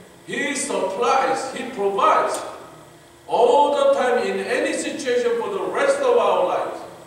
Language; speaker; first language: English; non-native, fluent; Korean